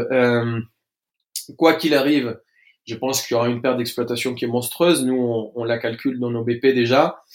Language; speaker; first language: French; non-native, fluent; Spanish